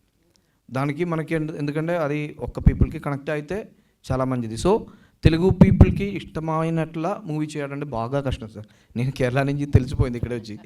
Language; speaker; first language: Telugu; non-native, local second language; Malayalam